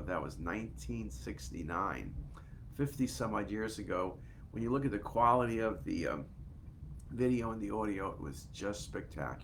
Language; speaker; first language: English; native; English